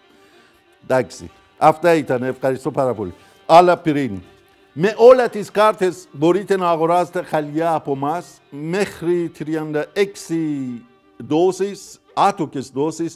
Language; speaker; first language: Greek; non-native, fluent; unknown